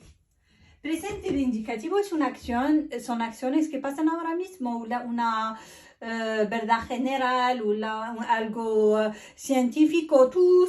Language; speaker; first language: Spanish; non-native, fluent; Arabic